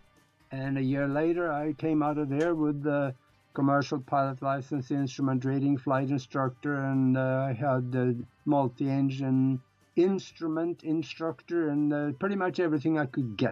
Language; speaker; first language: English; non-native, fluent; Norwegian